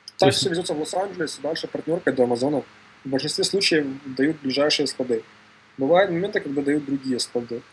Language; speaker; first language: Russian; native; Russian